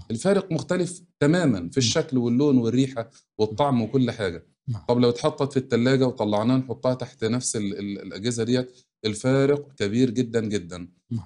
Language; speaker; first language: Arabic; native; Arabic